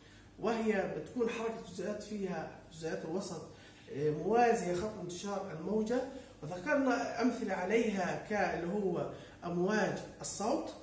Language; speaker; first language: Arabic; native; Arabic